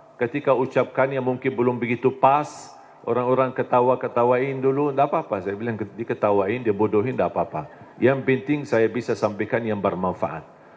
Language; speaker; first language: Indonesian; non-native, fluent; Arabic